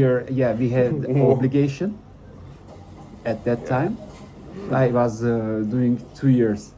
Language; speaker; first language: English; non-native, learner; Turkish